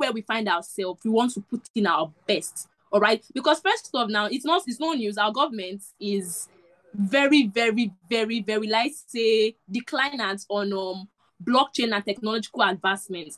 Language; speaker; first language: English; non-native, local second language; Igbo